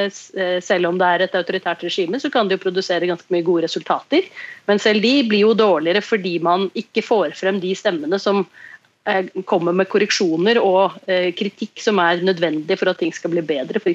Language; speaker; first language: Norwegian; native; Norwegian